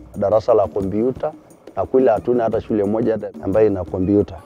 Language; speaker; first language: Swahili; non-native, local second language; Masai